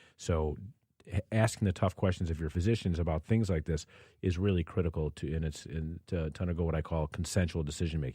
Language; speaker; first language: English; native; English